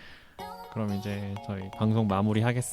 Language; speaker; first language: Korean; native; Korean